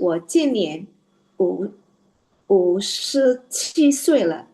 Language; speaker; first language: Chinese; non-native, learner; Indonesian